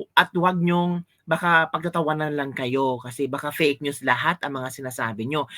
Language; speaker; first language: Filipino; non-native, local second language; Cebuano